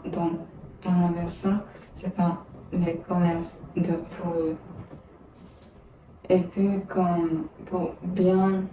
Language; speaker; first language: French; non-native, learner; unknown